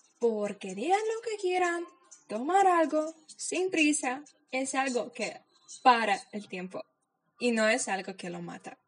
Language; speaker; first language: Spanish; non-native, fluent; Polish